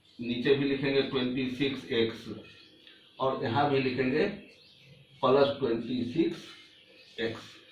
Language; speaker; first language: Hindi; native; Hindi